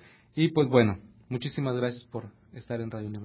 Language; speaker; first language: Spanish; native; Spanish